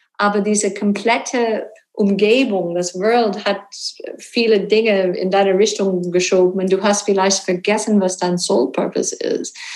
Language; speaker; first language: German; non-native, learner; English